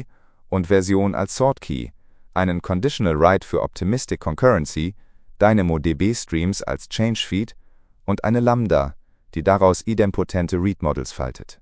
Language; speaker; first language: German; native; German